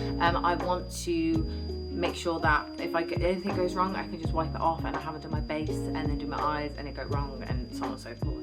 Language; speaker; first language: English; native; English